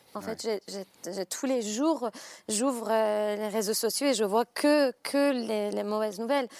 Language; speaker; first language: French; non-native, fluent; Persian